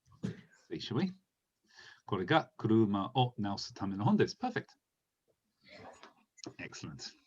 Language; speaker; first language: Japanese; non-native, fluent; English